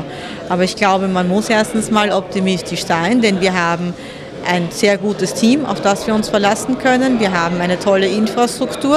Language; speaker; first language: German; early bilingual, other home language; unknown